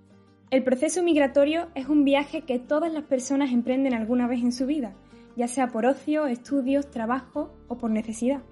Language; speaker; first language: Spanish; native; Spanish